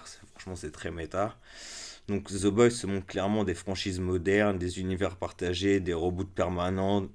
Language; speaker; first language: French; native; French